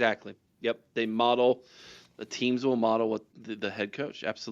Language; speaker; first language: English; native; English